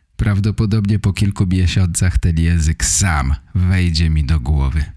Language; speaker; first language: Polish; native; Polish